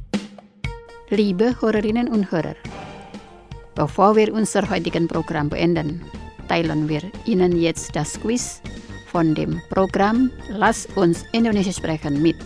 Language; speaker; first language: German; non-native, fluent; Indonesian